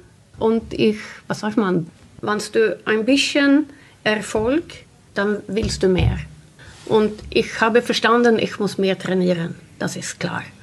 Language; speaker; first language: German; non-native, learner; Swedish